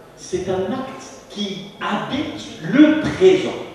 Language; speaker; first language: French; non-native, local second language; Arabic